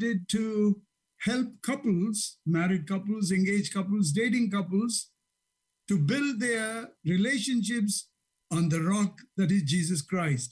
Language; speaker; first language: English; non-native, local second language; Tamil